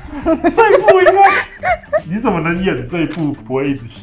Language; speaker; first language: Chinese; native; Chinese